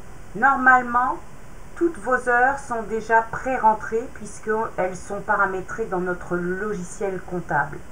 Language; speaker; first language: French; native; French